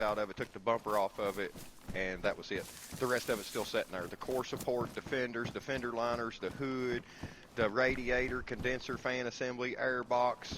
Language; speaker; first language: English; native; English